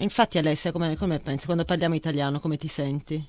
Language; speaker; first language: Italian; native; Italian